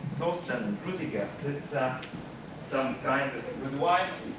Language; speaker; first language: English; non-native, fluent; Polish